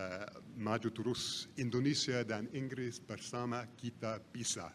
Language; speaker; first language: Indonesian; non-native, fluent; English